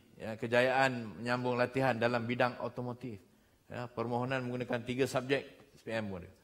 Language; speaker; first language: Malay; native; Malay